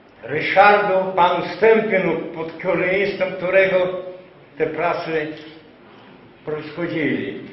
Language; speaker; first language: Polish; non-native, local second language; Rusyn